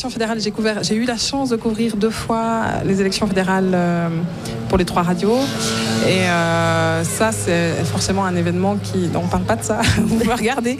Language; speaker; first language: French; native; French